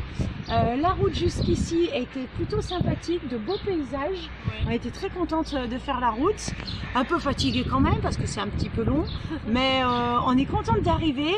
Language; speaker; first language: French; native; French